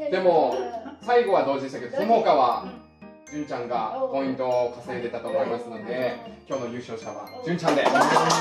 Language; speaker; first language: Japanese; native; Japanese